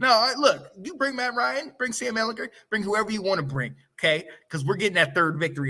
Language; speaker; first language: English; native; English